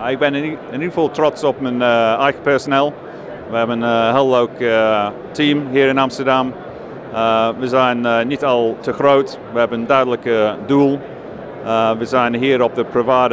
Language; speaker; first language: Dutch; non-native, fluent; English